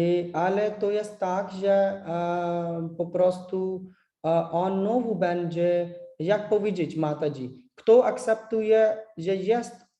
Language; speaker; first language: Polish; non-native, learner; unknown